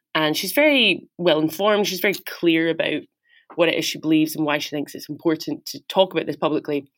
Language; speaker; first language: English; native; English